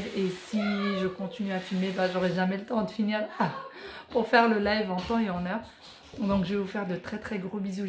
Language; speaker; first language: French; native; French